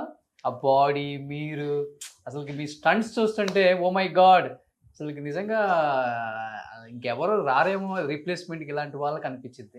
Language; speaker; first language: Telugu; native; Telugu